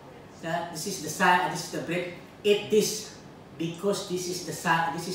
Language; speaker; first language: English; non-native, learner; Filipino